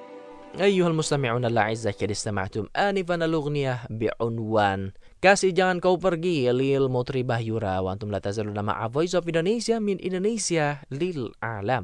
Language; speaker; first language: Arabic; non-native, fluent; Indonesian